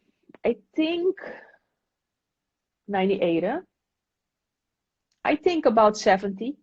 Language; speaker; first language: English; non-native, fluent; Dutch